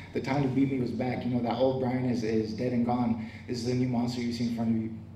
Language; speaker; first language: English; early bilingual, other home language; Spanish